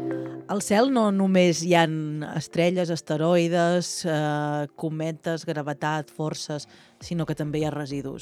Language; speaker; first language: Catalan; native; Catalan